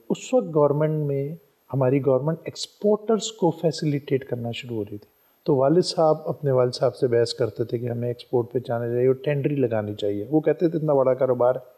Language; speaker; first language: Urdu; non-native, local second language; Punjabi